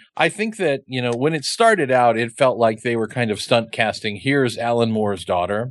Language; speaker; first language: English; native; English